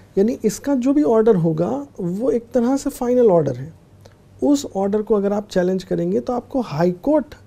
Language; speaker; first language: Hindi; native; Hindi